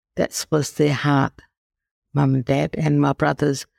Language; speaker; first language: English; native; English